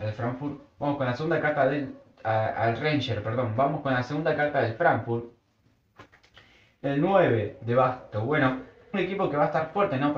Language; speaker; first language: Spanish; native; Spanish